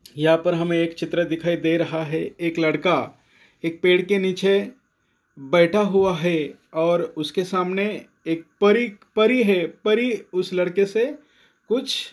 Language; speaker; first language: Hindi; non-native, local second language; Marathi